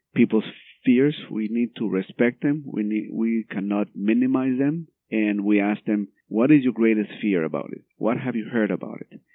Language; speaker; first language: English; non-native, fluent; Spanish